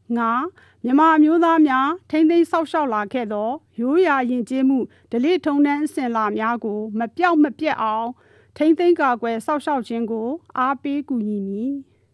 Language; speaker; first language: Burmese; non-native, local second language; Karen languages